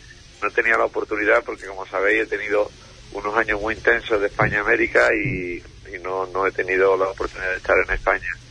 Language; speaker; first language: Spanish; native; Spanish